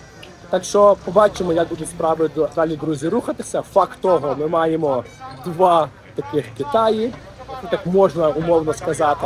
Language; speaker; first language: Ukrainian; native; Ukrainian